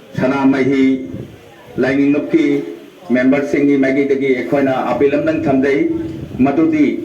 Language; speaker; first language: Manipuri; early bilingual, heritage; Manipuri